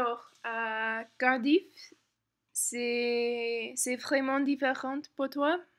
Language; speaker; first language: French; non-native, learner; English